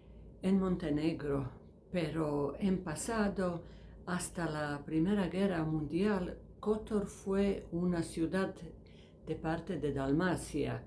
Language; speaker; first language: Spanish; non-native, fluent; Croatian